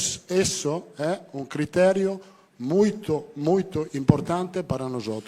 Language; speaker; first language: Portuguese; non-native, learner; Italian